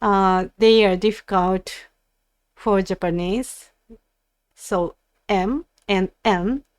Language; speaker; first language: English; non-native, learner; Japanese